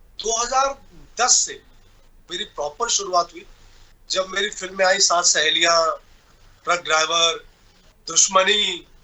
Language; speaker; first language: Hindi; non-native, local second language; Bhojpuri